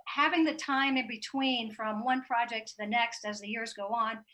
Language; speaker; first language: English; native; English